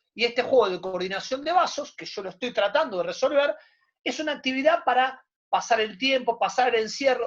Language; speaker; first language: Spanish; native; Spanish